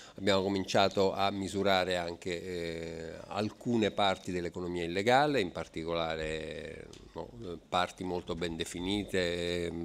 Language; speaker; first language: Italian; native; Italian